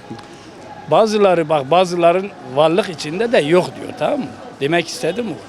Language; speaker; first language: Turkish; native; Turkish